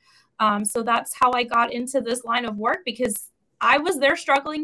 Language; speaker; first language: English; native; English